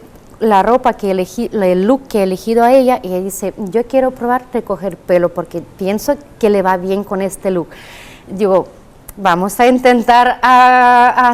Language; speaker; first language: Spanish; non-native, fluent; Russian